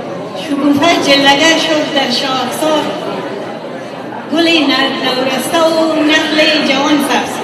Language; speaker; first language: Persian; native; Persian